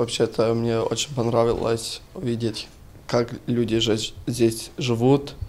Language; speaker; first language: Russian; non-native, learner; German